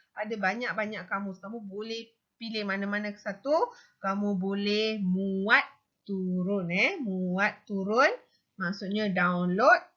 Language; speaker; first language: Malay; non-native, local second language; Tamil